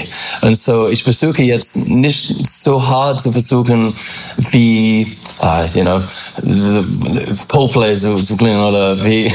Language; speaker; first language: German; non-native, learner; English